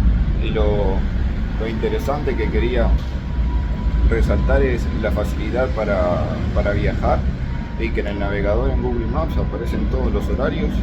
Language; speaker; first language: Spanish; native; Spanish